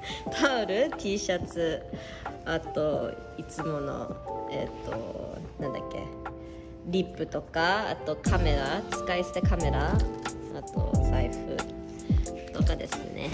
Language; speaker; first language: Japanese; early bilingual, heritage; English